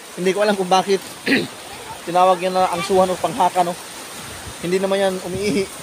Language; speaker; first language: Filipino; non-native, local second language; Cebuano